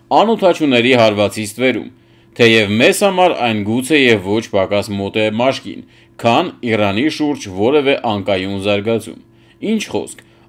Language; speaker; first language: Armenian; native; Armenian